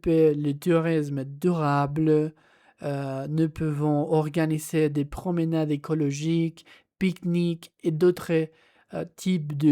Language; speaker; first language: French; non-native, learner; Spanish